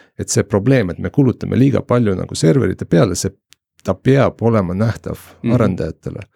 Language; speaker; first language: Estonian; non-native, local second language; Russian